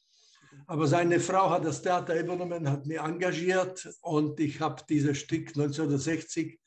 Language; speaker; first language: German; non-native, fluent; Slovak